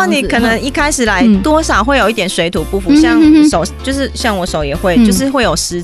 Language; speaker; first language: Chinese; native; Chinese